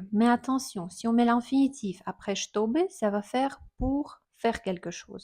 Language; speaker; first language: French; non-native, fluent; Russian